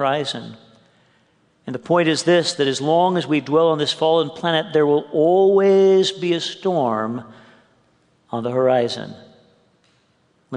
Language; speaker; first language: English; native; English